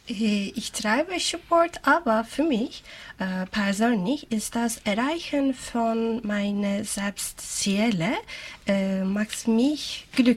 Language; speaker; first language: German; non-native, learner; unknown